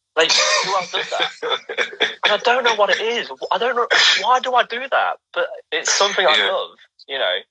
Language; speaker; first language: English; native; English